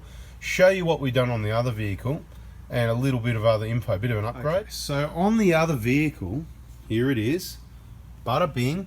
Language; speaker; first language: English; native; English